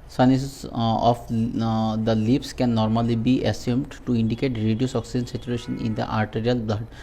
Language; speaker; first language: English; non-native, local second language; Bangla